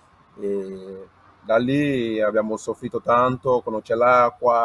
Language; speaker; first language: Italian; non-native, learner; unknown